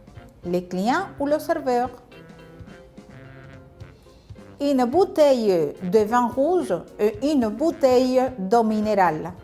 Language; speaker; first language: French; non-native, fluent; Spanish